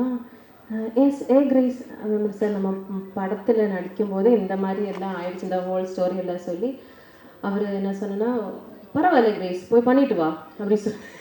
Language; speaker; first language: Tamil; non-native, learner; Malayalam